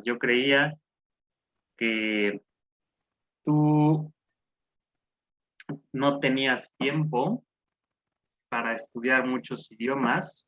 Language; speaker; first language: Spanish; non-native, fluent; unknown